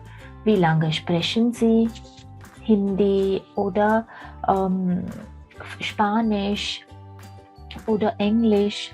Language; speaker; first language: German; non-native, fluent; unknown